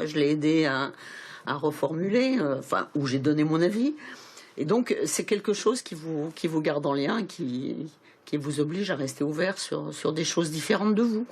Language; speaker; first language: French; native; French